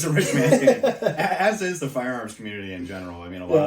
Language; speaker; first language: English; native; English